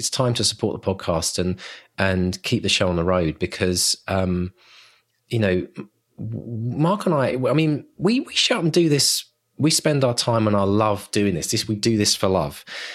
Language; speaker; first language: English; native; English